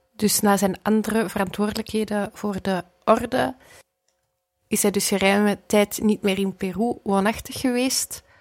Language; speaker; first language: Dutch; native; Dutch